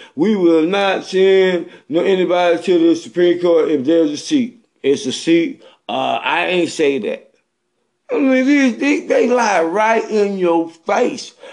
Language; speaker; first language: English; native; English